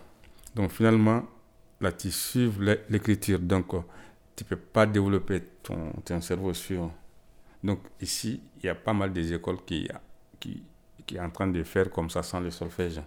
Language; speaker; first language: French; non-native, local second language; Bambara